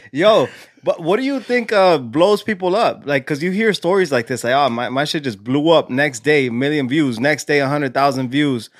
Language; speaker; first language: English; native; English